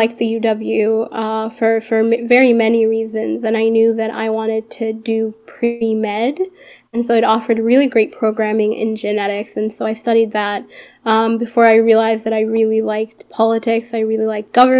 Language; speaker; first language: English; early bilingual, other home language; Arabic